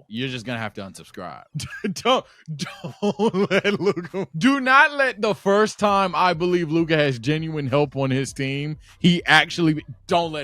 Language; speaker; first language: English; native; English